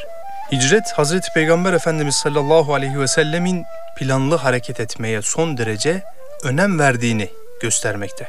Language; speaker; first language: Turkish; native; Turkish